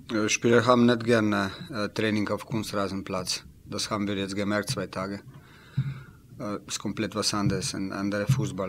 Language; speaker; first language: German; non-native, learner; Slovenian